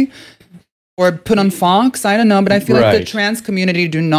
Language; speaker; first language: English; non-native, fluent; Norwegian